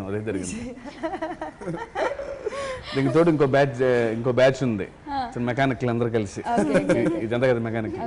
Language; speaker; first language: Telugu; native; Telugu